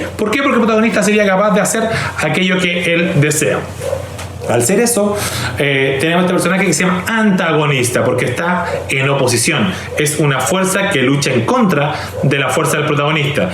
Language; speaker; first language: Spanish; native; Spanish